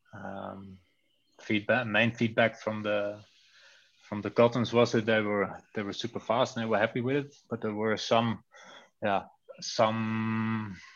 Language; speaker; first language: English; non-native, fluent; Dutch